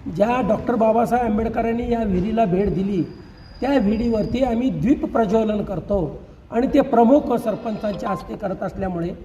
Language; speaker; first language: Marathi; native; Marathi